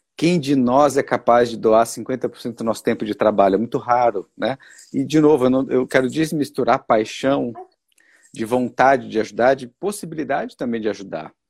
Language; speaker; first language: Portuguese; native; Portuguese